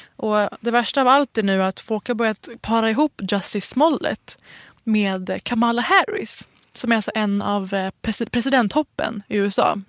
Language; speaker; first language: Swedish; early bilingual, other home language; Persian